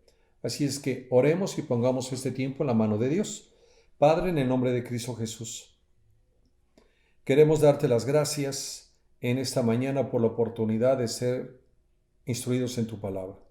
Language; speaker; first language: Spanish; native; Spanish